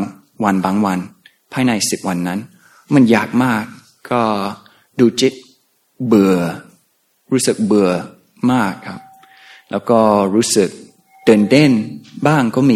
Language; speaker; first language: Thai; non-native, fluent; English